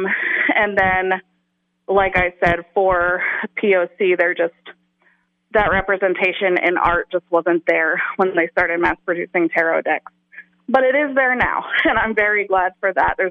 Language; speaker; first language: English; native; English